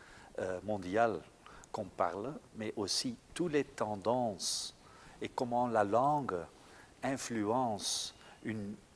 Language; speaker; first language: French; non-native, local second language; Dutch